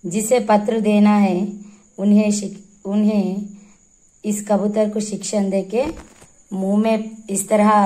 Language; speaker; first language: Hindi; non-native, local second language; Telugu